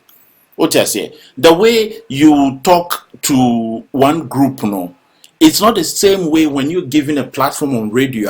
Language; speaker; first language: English; non-native, local second language; Akan